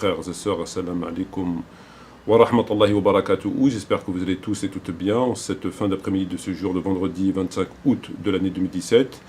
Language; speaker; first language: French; native; French